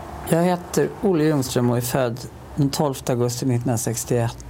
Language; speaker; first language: Swedish; native; Swedish